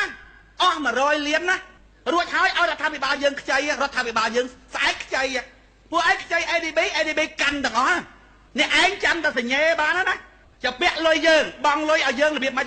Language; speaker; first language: Khmer; native; Khmer